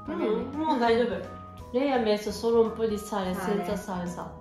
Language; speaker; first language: Italian; non-native, fluent; Japanese